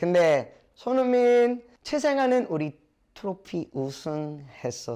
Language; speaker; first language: Korean; non-native, learner; English